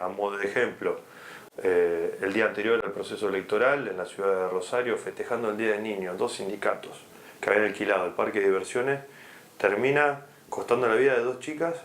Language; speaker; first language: Spanish; native; Spanish